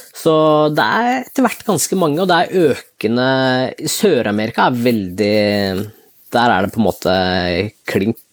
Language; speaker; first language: Norwegian; early bilingual, other home language; Spanish